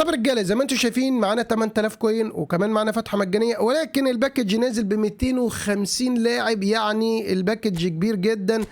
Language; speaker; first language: Arabic; native; Arabic